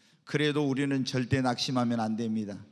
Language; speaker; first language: Korean; native; Korean